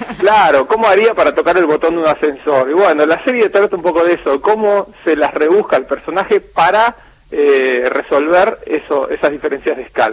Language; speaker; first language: Spanish; native; Spanish